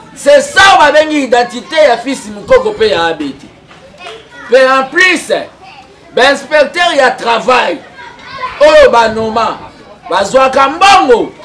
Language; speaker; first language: Lingala; native; Lingala